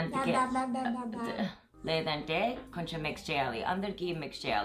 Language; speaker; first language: Telugu; early bilingual, heritage; Telugu